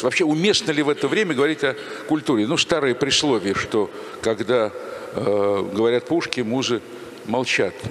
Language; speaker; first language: Russian; native; Russian